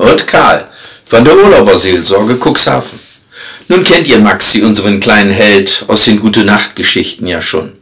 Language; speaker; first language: German; native; German